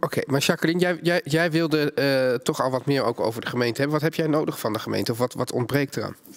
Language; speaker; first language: Dutch; native; Dutch